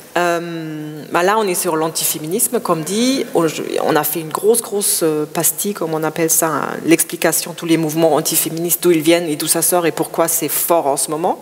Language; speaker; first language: French; non-native, fluent; German